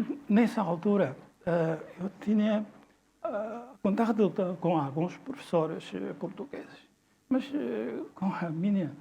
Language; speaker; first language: Portuguese; non-native, fluent; Chinese